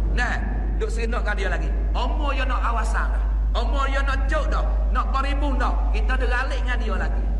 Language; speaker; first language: Malay; native; Malay